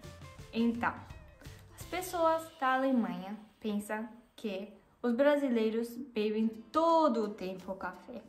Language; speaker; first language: Portuguese; non-native, learner; German